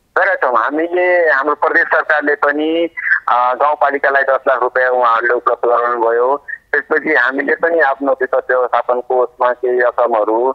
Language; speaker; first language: Nepali; non-native, local second language; Maithili